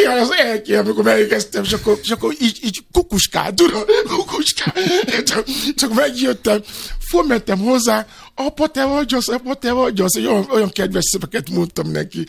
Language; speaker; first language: Hungarian; non-native, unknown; Yoruba